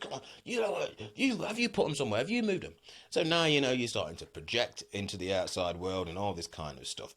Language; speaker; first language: English; native; English